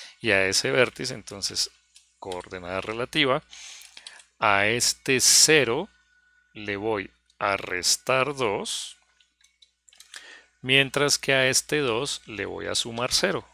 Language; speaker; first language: Spanish; native; Spanish